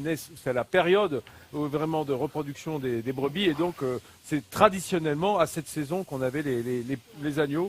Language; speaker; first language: French; native; French